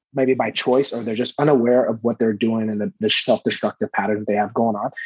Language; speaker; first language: English; early bilingual, other home language; Persian